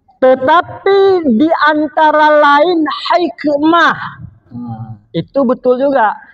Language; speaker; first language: Malay; non-native, local second language; Achinese